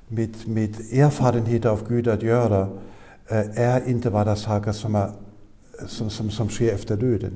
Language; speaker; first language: Swedish; non-native, fluent; German